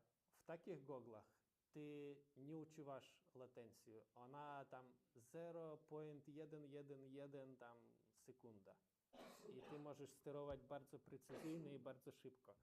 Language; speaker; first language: Polish; non-native, learner; Ukrainian